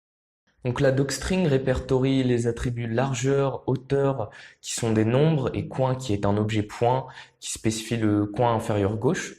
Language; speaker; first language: French; native; French